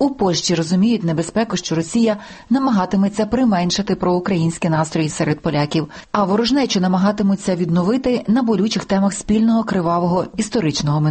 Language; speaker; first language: Ukrainian; native; Ukrainian